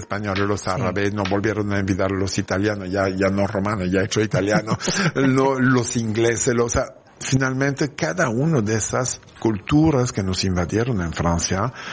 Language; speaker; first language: Spanish; non-native, fluent; French